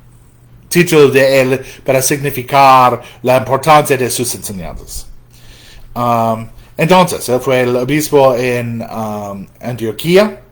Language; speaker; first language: Spanish; non-native, fluent; English